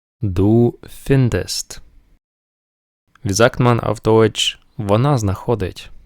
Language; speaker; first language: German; non-native, fluent; Ukrainian